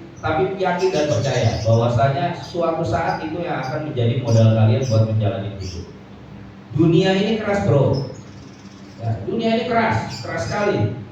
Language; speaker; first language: Indonesian; native; Indonesian